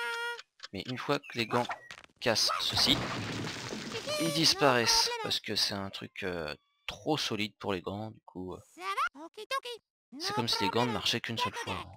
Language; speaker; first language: French; native; French